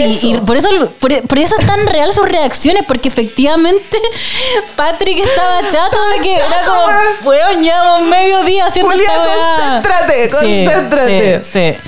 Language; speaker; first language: Spanish; native; Spanish